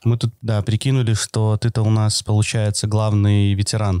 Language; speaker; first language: Russian; native; Russian